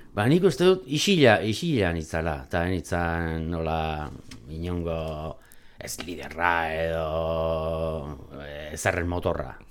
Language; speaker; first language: Basque; non-native, local second language; Spanish